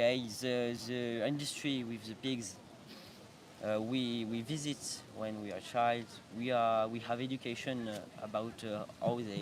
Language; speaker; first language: English; non-native, learner; French